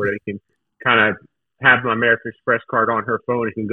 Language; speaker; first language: English; native; English